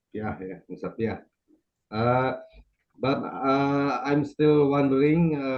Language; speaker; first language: English; non-native, learner; Indonesian